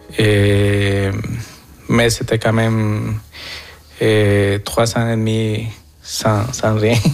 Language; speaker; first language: French; non-native, fluent; Spanish